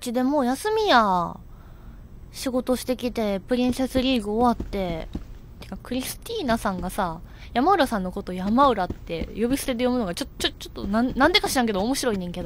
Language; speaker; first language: Japanese; native; Japanese